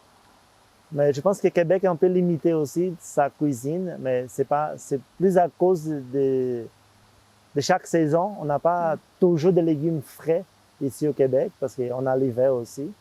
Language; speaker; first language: French; non-native, fluent; Portuguese